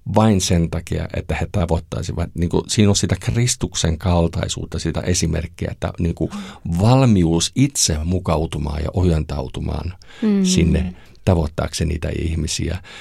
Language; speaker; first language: Finnish; non-native, fluent; German